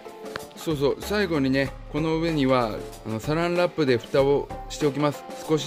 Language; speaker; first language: Japanese; native; Japanese